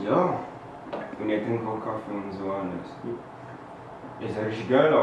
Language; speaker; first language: German; non-native, learner; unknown